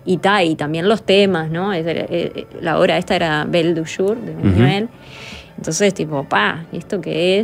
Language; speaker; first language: Spanish; native; Spanish